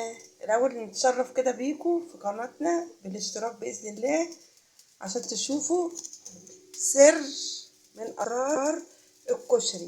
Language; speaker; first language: Arabic; native; Arabic